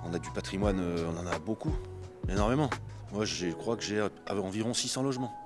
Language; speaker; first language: French; native; French